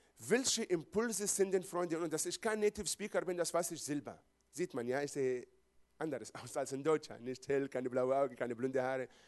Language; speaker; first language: German; non-native, fluent; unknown